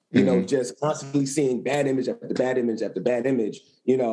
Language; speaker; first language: English; native; English